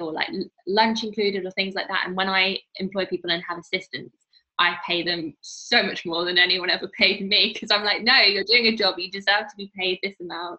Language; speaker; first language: English; native; English